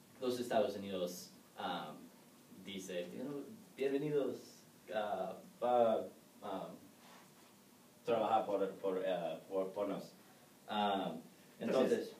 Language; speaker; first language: Spanish; non-native, learner; English